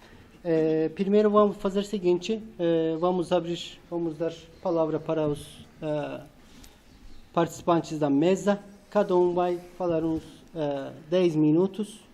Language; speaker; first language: Portuguese; non-native, fluent; Turkish